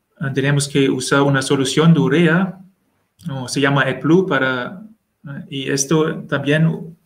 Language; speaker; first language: Spanish; non-native, learner; German